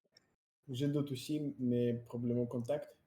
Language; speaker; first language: French; non-native, learner; Russian